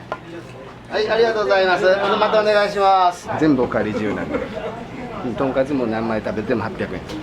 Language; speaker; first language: Japanese; native; Japanese